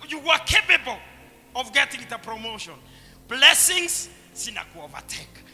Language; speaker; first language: English; non-native, local second language; Swahili